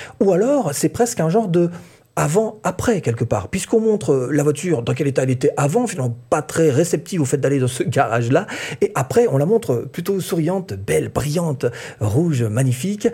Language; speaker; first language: French; native; French